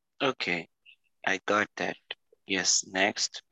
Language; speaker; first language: English; non-native, local second language; Gujarati